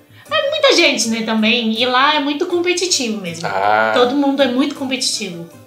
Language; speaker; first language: Portuguese; non-native, fluent; Chinese